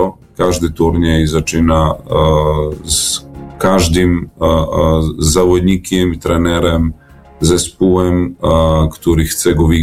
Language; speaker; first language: Polish; non-native, fluent; Serbian